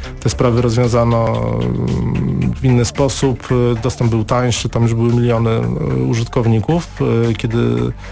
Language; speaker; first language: Polish; native; Polish